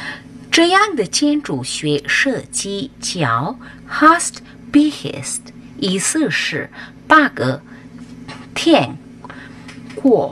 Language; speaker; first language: Chinese; non-native, fluent; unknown